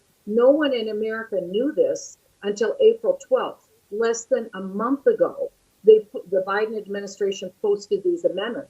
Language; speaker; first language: English; native; English